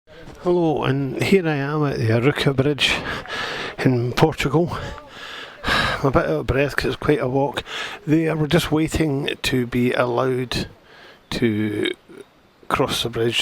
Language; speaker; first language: English; native; English